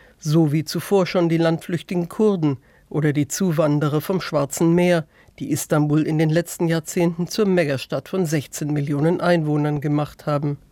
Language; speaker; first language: German; native; German